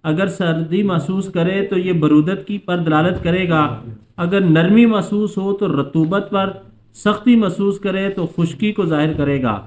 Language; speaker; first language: Hindi; non-native, local second language; Punjabi